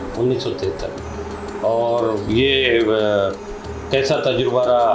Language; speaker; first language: Urdu; native; Urdu